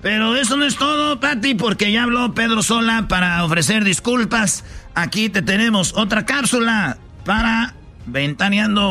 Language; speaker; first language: Spanish; native; Spanish